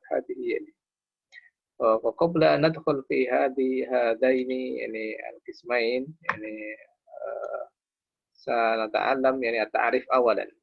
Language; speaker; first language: Arabic; non-native, fluent; Indonesian